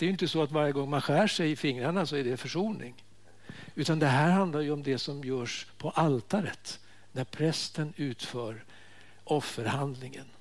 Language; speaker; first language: Swedish; native; Swedish